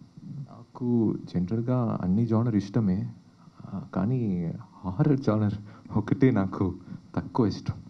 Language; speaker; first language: Telugu; non-native, learner; Tamil